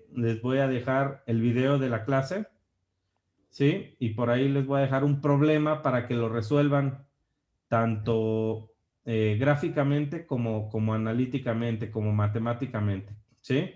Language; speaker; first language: Spanish; native; Spanish